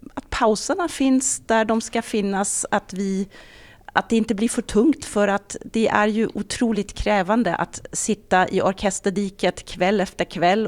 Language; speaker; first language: Swedish; non-native, fluent; German